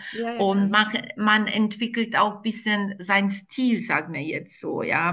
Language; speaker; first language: German; non-native, fluent; Croatian